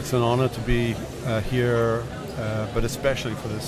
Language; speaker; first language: English; native; English